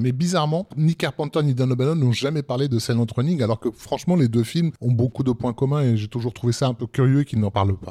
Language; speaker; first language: French; native; French